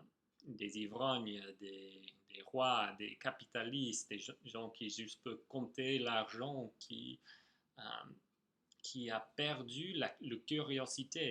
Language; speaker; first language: French; non-native, fluent; English